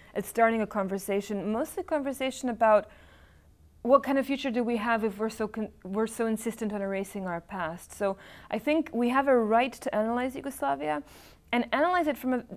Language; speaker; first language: English; non-native, fluent; Serbian